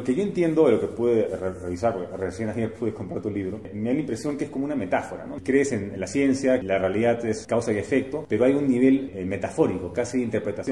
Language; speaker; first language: Spanish; native; Spanish